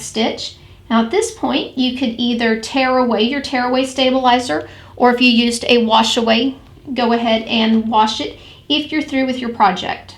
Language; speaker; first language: English; native; English